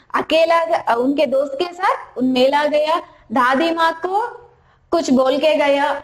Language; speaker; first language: Hindi; non-native, local second language; Telugu